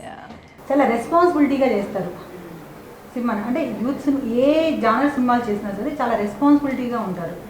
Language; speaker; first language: Telugu; native; Telugu